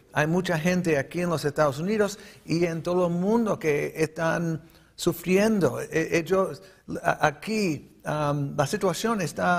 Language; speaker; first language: Spanish; early bilingual, heritage; Spanish